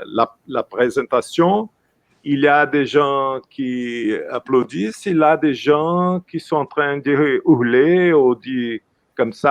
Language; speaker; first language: French; non-native, fluent; Portuguese